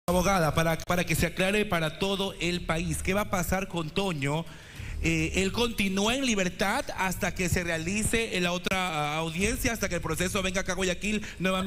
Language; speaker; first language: Spanish; native; Spanish